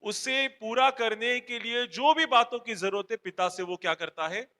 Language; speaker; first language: Hindi; non-native, local second language; Marathi